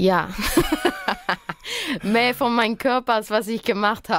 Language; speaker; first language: German; non-native, fluent; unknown